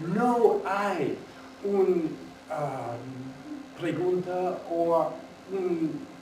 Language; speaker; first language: Spanish; non-native, learner; English